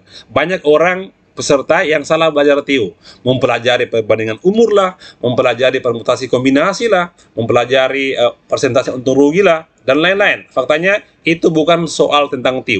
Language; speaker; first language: Indonesian; native; Indonesian